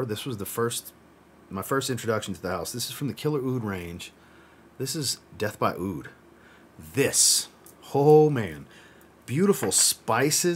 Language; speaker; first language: English; native; English